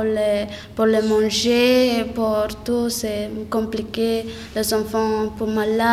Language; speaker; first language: French; non-native, learner; Spanish